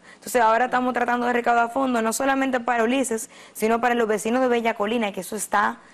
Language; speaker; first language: Spanish; native; Spanish